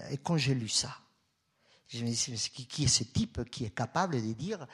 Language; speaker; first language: French; non-native, fluent; Spanish